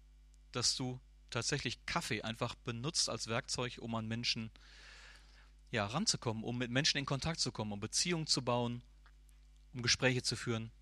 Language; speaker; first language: German; native; German